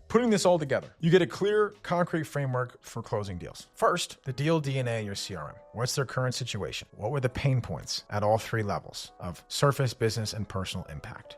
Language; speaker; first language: English; native; English